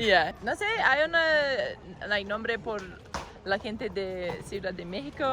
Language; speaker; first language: Spanish; non-native, learner; English